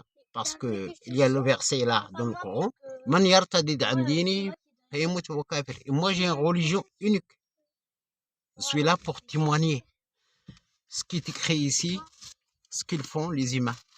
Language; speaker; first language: French; non-native, fluent; Arabic